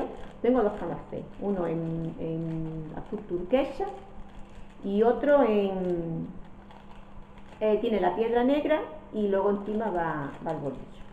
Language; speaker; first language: Spanish; native; Spanish